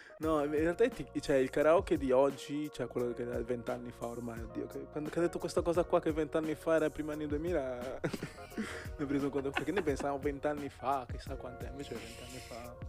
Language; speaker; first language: Italian; early bilingual, heritage; Italian